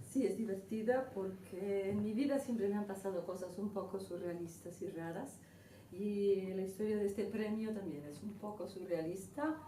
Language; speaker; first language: Spanish; native; Spanish